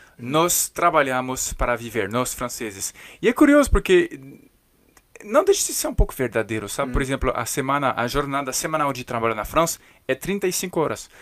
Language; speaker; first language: Portuguese; non-native, fluent; French